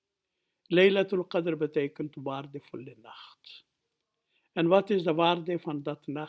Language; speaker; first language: Dutch; non-native, fluent; Urdu